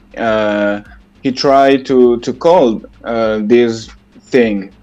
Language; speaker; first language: English; non-native, learner; Italian